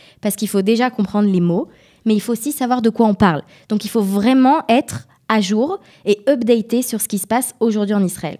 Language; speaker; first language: French; native; French